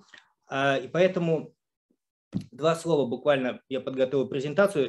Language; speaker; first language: Russian; native; Russian